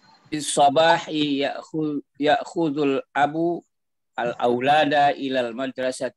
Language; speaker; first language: Arabic; non-native, learner; Indonesian